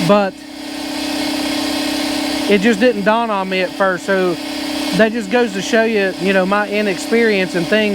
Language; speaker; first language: English; native; English